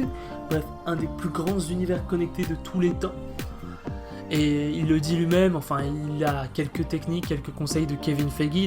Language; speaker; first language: French; native; French